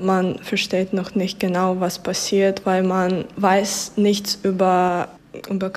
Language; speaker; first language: German; early bilingual, other home language; Ukrainian